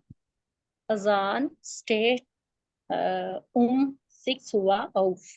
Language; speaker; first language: German; non-native, learner; Urdu